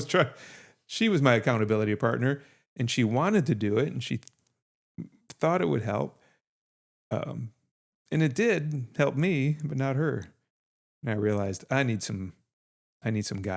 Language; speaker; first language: English; native; English